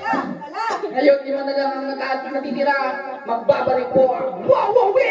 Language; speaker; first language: Filipino; native; Filipino